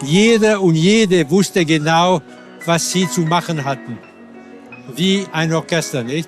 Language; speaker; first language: German; non-native, fluent; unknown